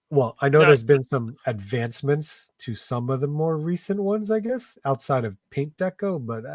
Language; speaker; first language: English; native; English